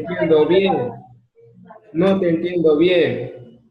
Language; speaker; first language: Spanish; non-native, local second language; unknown